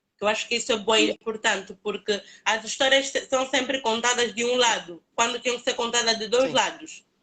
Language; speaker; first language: Portuguese; native; Portuguese